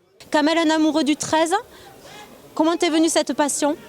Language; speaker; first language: French; native; French